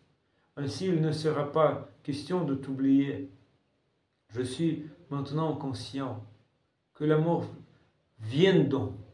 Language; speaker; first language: French; non-native, fluent; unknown